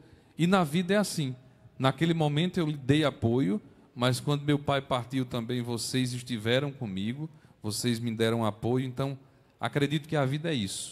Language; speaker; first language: Portuguese; native; Portuguese